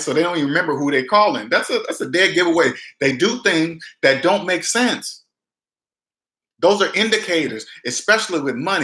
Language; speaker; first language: English; native; English